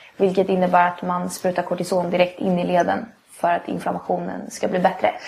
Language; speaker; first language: Swedish; native; Swedish